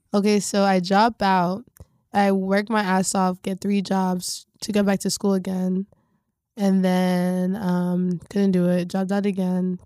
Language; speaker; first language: English; native; English